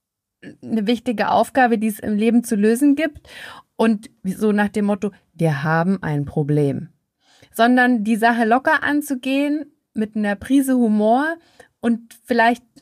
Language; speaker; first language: German; native; German